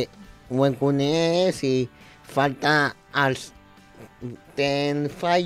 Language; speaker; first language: Catalan; non-native, local second language; Spanish